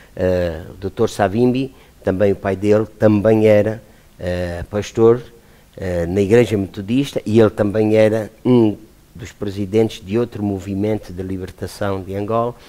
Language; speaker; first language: Portuguese; native; Portuguese